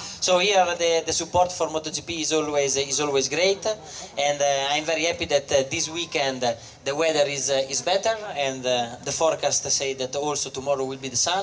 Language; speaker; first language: English; non-native, fluent; Italian